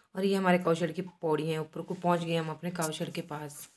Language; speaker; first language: Hindi; native; Hindi